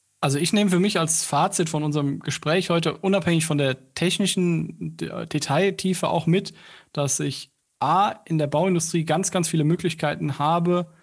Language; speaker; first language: German; native; German